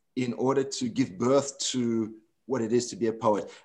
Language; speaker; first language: English; non-native, local second language; Afrikaans